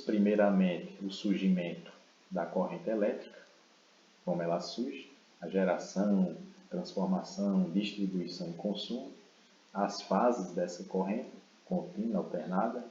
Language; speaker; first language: Portuguese; native; Portuguese